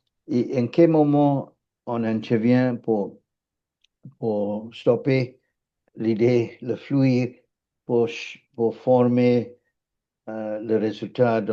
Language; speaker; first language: French; non-native, fluent; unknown